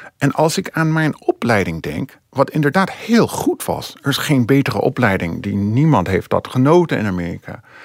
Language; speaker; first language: Dutch; non-native, fluent; English